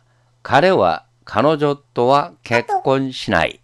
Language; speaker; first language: Japanese; non-native, fluent; Korean